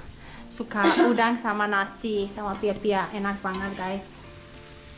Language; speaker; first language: Indonesian; non-native, learner; Serbian